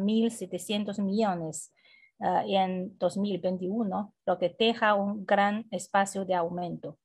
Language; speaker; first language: Spanish; non-native, fluent; Chinese